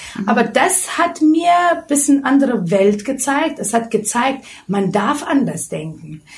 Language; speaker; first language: German; non-native, fluent; Lithuanian